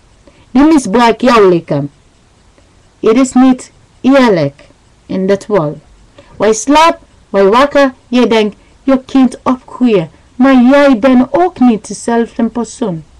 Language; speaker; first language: Dutch; non-native, learner; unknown